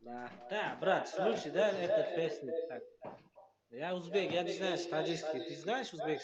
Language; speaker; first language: Russian; non-native, learner; Uzbek